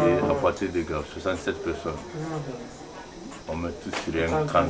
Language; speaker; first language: French; non-native, local second language; Bambara